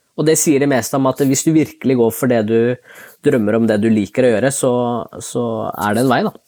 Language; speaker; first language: Norwegian; early bilingual, other home language; Spanish